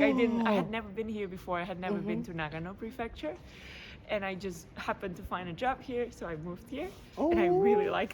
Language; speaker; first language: English; non-native, fluent; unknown